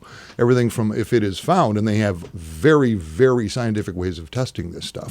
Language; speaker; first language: English; native; English